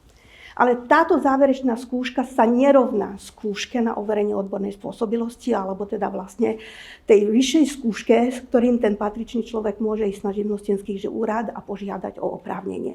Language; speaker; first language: Slovak; native; Slovak